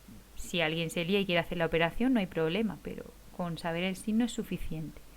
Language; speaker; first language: Spanish; native; Spanish